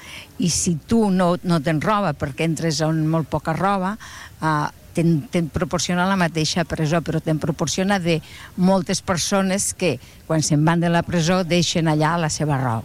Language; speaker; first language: Catalan; native; Catalan